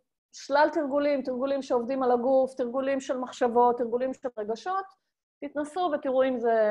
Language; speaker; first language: Hebrew; native; Hebrew